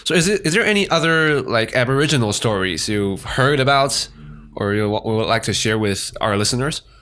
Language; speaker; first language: English; non-native, fluent; Chinese